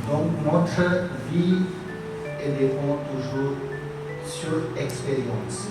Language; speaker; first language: French; non-native, learner; Hindi